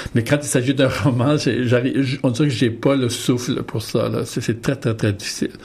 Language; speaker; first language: French; native; French